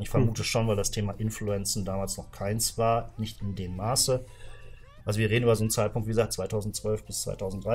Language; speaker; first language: German; native; German